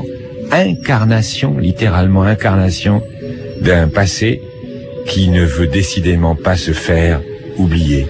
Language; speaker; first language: French; native; French